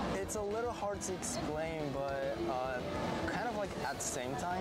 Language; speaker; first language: English; non-native, fluent; Japanese